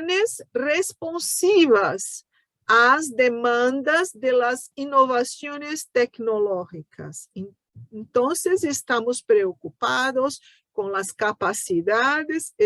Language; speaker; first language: Spanish; non-native, fluent; Portuguese